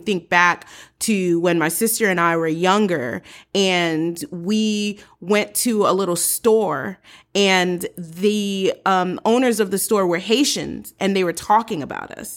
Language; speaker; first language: English; early bilingual, other home language; Haitian Creole